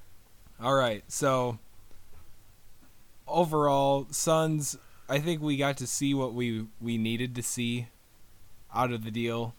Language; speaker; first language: English; native; English